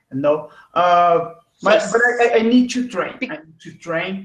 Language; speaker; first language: English; non-native, learner; Portuguese